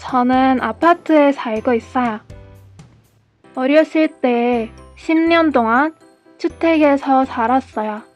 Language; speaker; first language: Korean; non-native, learner; Persian